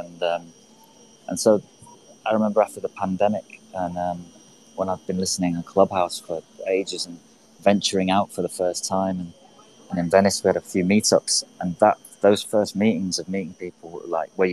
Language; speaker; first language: English; native; English